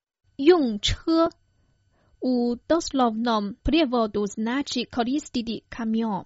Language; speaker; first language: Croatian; non-native, fluent; Chinese